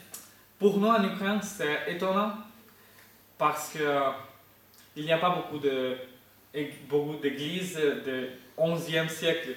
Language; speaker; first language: French; non-native, fluent; Ukrainian